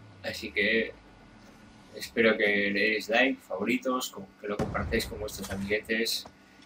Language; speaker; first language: Spanish; native; Spanish